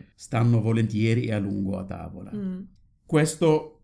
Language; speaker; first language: Italian; non-native, fluent; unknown